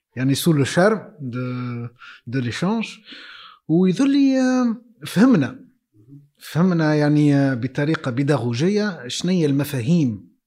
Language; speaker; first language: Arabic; native; Arabic